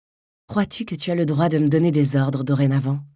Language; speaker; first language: French; native; French